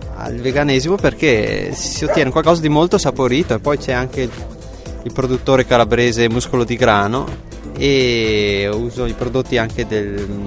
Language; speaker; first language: Italian; native; Italian